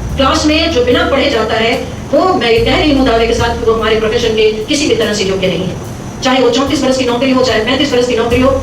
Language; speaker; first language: Hindi; native; Hindi